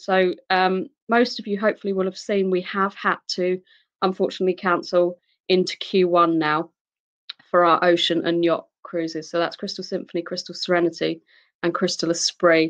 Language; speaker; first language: English; native; English